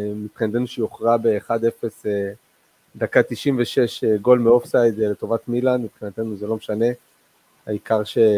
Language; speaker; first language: Hebrew; non-native, local second language; Arabic